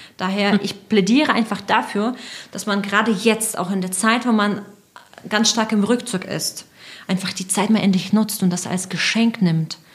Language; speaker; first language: German; non-native, fluent; Russian